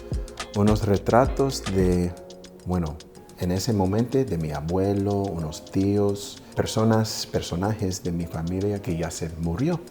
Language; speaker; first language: Spanish; early bilingual, heritage; Spanish